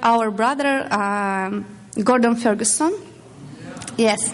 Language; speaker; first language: English; non-native, learner; Russian